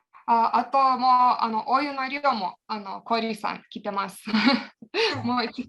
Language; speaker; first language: Japanese; non-native, fluent; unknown